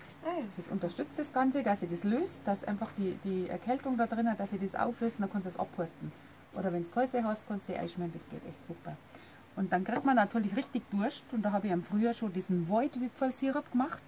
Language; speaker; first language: German; native; German